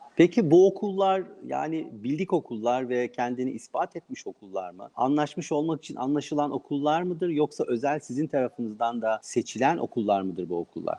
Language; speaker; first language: Turkish; native; Turkish